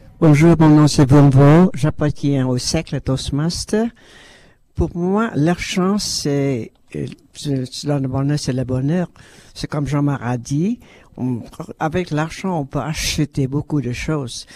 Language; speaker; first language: French; non-native, learner; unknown